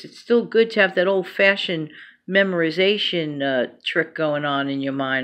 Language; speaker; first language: English; native; English